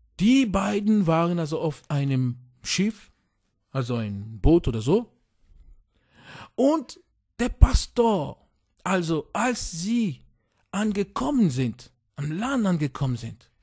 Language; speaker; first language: German; non-native, fluent; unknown